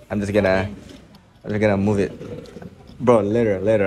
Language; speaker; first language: English; non-native, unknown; Indonesian